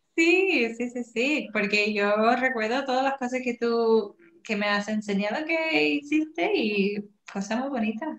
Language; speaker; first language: Spanish; non-native, fluent; English